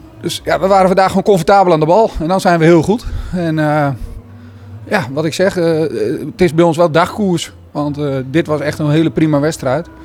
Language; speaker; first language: Dutch; native; Dutch